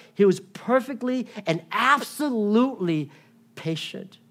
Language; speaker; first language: English; native; English